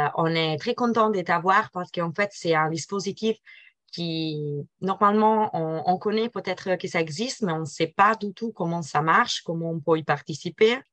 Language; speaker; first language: French; non-native, fluent; Italian